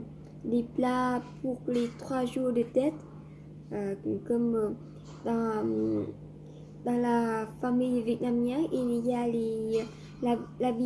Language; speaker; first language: French; non-native, learner; Vietnamese